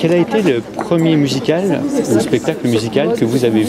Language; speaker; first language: French; native; French